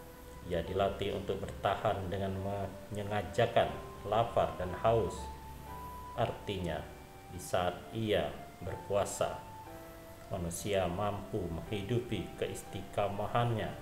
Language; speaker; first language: Indonesian; native; Indonesian